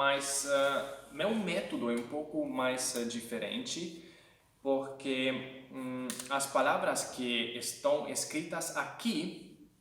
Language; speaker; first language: Portuguese; non-native, fluent; Hungarian